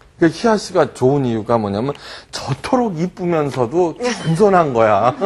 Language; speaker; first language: Korean; early bilingual, heritage; Korean